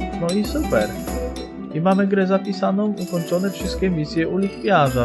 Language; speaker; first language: Polish; native; Polish